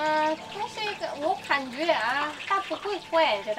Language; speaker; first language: Chinese; non-native, fluent; Indonesian